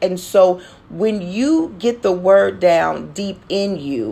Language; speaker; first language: English; native; English